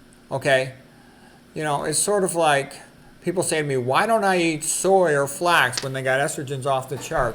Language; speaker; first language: English; native; English